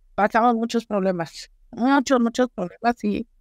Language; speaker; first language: Spanish; native; Spanish